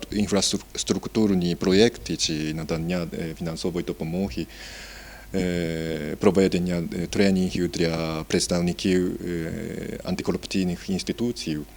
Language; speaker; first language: Ukrainian; non-native, fluent; Japanese